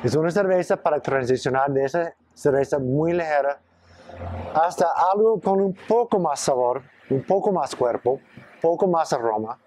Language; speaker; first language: Spanish; non-native, fluent; English